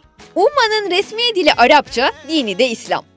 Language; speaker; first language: Turkish; native; Turkish